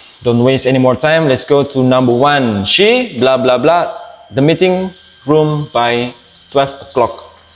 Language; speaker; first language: English; non-native, fluent; Indonesian